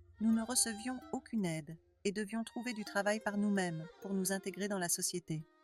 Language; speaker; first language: French; non-native, fluent; Arabic